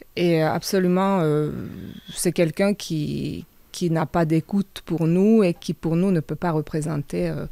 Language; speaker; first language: French; non-native, fluent; Hungarian